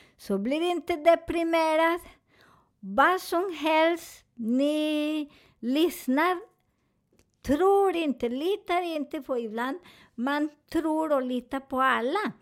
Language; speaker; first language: Swedish; non-native, learner; Spanish